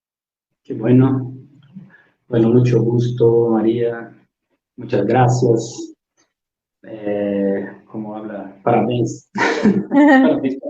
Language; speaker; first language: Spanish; non-native, learner; Portuguese